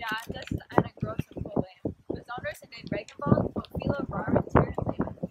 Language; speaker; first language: German; non-native, learner; English